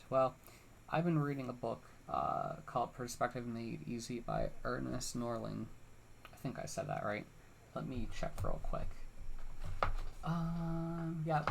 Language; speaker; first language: English; native; English